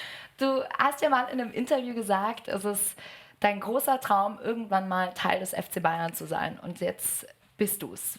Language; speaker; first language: German; native; German